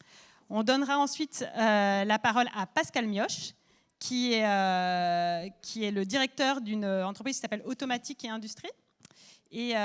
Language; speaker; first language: French; native; French